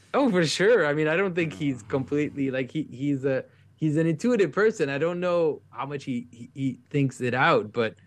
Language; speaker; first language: English; non-native, fluent; French